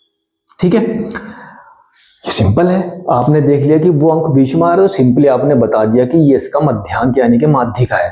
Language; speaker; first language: Hindi; native; Hindi